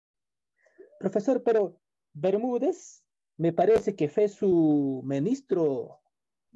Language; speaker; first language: Spanish; native; Spanish